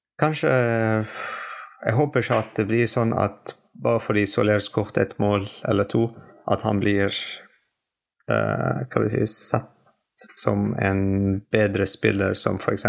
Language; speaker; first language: Norwegian; non-native, fluent; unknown